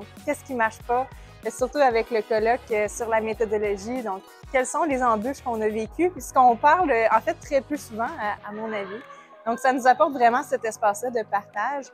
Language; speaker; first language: French; native; French